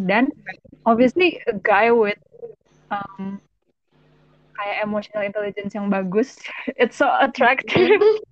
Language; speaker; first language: English; non-native, fluent; Indonesian